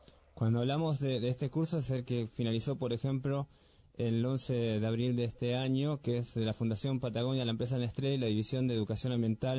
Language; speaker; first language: Spanish; native; Spanish